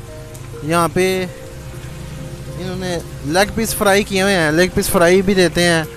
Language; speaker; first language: Hindi; non-native, local second language; Punjabi